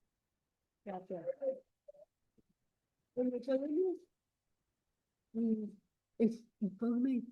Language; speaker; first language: Spanish; native; Spanish